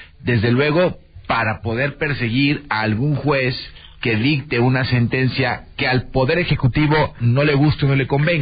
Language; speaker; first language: Spanish; native; Spanish